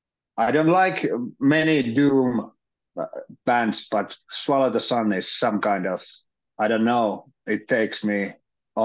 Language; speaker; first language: English; non-native, learner; Finnish